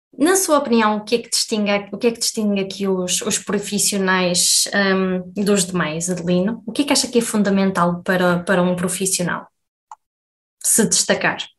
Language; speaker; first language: Portuguese; native; Portuguese